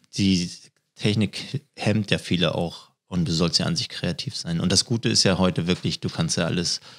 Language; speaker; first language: German; native; German